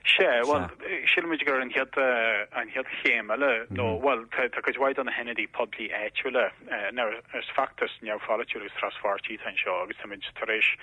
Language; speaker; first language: Irish; native; Irish